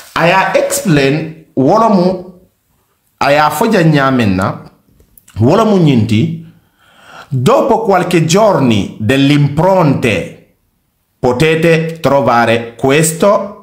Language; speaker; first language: Italian; non-native, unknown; Mandingo